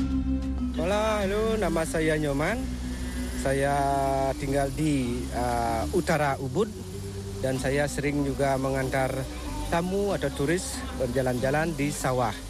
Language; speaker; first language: Indonesian; non-native, local second language; Balinese